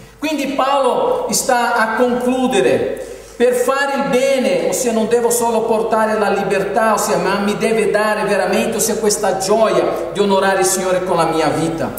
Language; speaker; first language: Italian; non-native, fluent; Portuguese